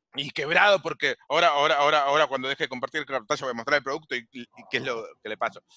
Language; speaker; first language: Spanish; native; Spanish